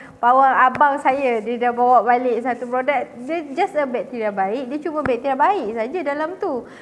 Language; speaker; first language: Malay; native; Malay